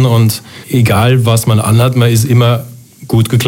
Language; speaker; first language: German; native; German